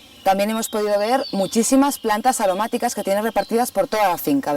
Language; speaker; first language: Spanish; native; Spanish